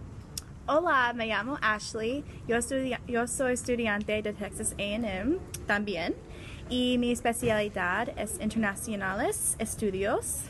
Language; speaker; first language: Spanish; non-native, learner; English